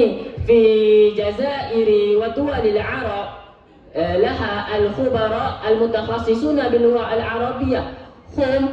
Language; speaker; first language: Arabic; non-native, learner; Malay